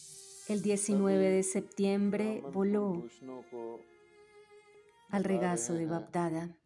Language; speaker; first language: Spanish; native; Spanish